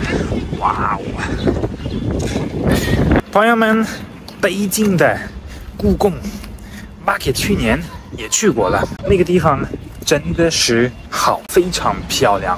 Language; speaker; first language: Chinese; non-native, fluent; German